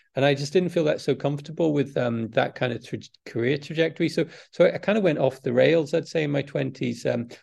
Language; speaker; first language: English; native; English